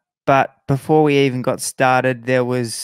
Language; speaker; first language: English; native; English